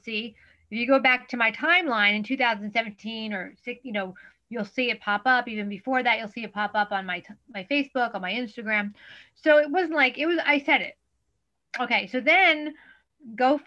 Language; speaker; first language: English; native; English